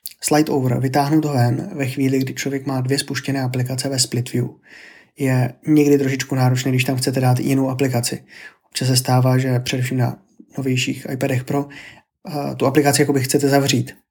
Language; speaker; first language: Czech; native; Czech